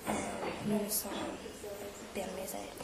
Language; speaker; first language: French; non-native, learner; English